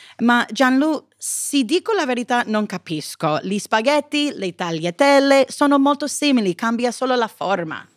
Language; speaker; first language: Italian; non-native, fluent; English